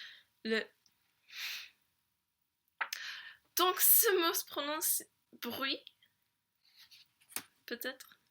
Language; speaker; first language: French; non-native, fluent; English